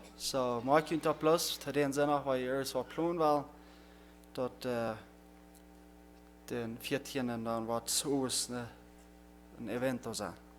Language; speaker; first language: German; non-native, learner; Plautdietsch